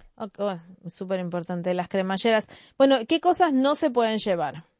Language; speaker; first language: Spanish; native; Spanish